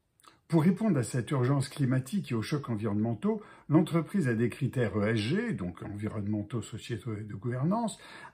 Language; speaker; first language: French; native; French